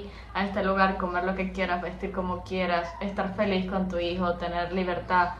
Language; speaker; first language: Spanish; native; Spanish